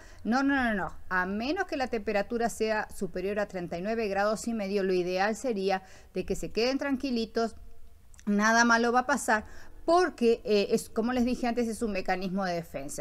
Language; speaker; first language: Spanish; native; Spanish